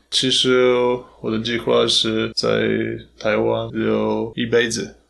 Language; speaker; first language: Chinese; non-native, fluent; Polish